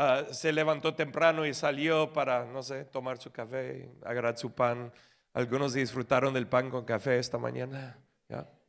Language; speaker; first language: Spanish; non-native, fluent; English